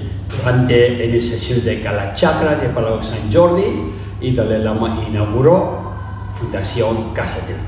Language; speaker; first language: Spanish; non-native, learner; Tibetan